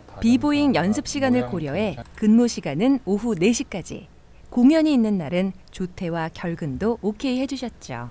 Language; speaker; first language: Korean; native; Korean